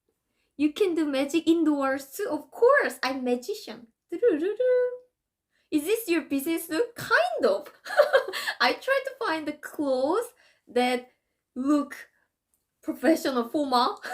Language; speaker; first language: English; non-native, fluent; Korean